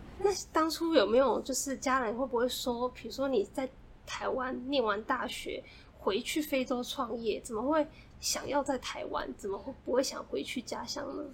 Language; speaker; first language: Chinese; native; Chinese